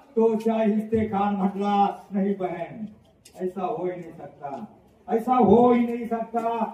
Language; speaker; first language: Hindi; non-native, local second language; Marathi